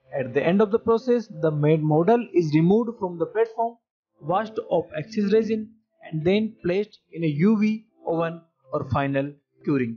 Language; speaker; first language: English; non-native, local second language; Hindi